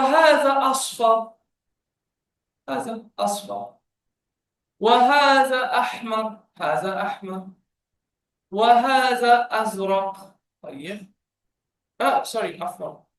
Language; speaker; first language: Arabic; non-native, fluent; Bangla